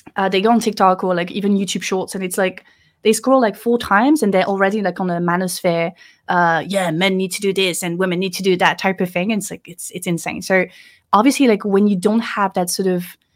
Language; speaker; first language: English; non-native, fluent; French